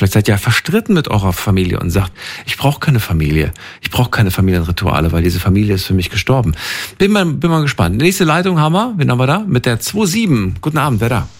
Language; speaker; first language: German; native; German